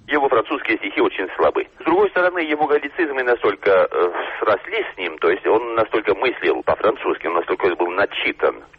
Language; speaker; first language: Russian; non-native, fluent; French